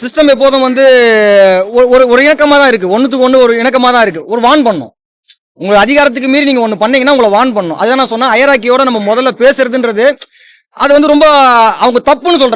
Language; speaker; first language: Tamil; native; Tamil